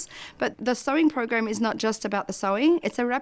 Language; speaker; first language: English; native; English